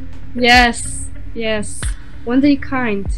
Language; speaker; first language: English; non-native, learner; Polish